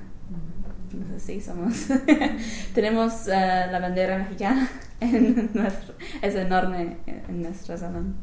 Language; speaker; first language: Spanish; non-native, learner; English